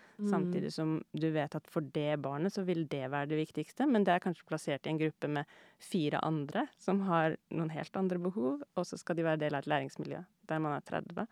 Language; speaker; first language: Norwegian; native; Norwegian